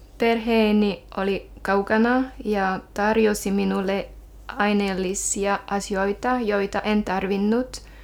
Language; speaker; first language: Finnish; non-native, learner; French